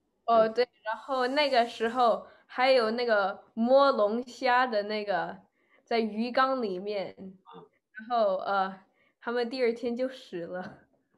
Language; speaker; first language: Chinese; early bilingual, other home language; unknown